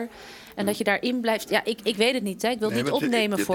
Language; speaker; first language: Dutch; native; Dutch